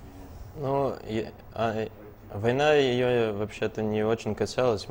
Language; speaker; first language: Russian; early bilingual, heritage; Russian